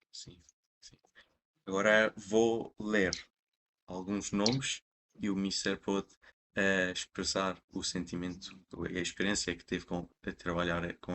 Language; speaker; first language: Portuguese; non-native, fluent; Persian